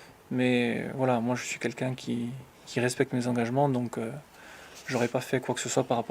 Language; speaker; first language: French; native; French